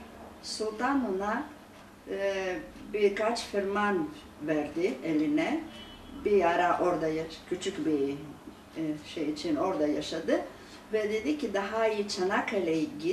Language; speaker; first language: Turkish; non-native, local second language; Greek